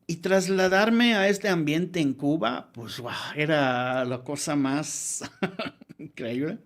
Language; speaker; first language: Spanish; non-native, fluent; English